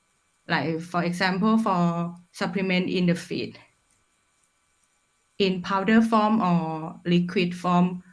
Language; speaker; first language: English; non-native, fluent; Thai